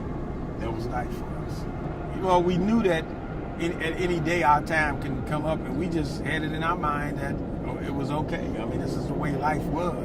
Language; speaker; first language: English; native; English